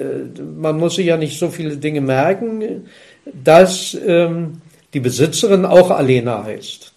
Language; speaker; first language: German; native; German